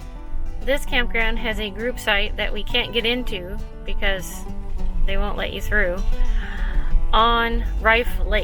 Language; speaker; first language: English; native; English